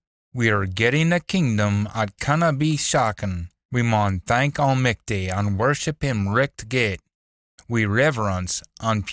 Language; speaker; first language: English; native; English